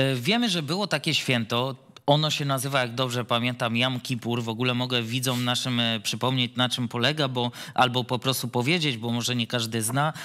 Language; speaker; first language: Polish; native; Polish